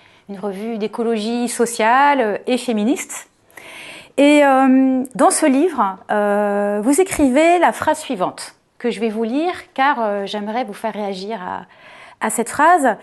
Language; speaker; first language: French; native; French